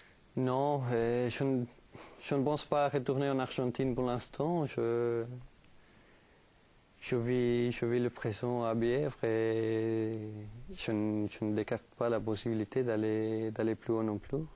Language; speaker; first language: French; non-native, fluent; Spanish